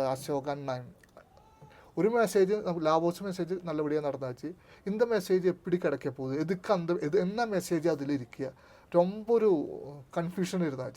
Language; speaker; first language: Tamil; non-native, learner; Malayalam